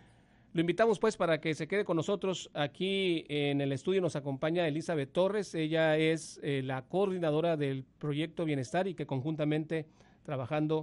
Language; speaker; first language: Spanish; native; Spanish